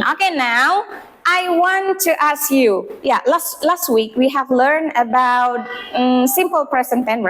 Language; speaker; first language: English; non-native, fluent; Indonesian